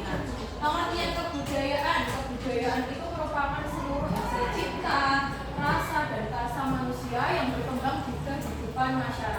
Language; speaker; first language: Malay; non-native, local second language; Javanese